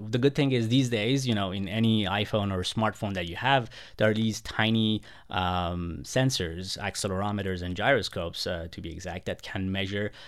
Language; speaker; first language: English; non-native, fluent; Persian